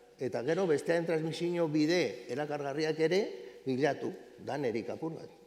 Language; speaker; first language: Basque; native; Basque